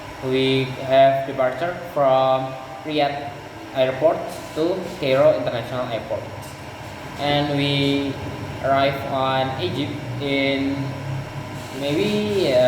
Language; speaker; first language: English; non-native, learner; Indonesian